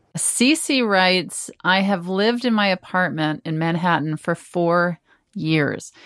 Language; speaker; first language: English; native; English